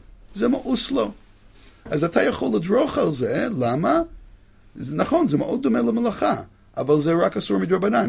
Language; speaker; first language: Hebrew; non-native, fluent; English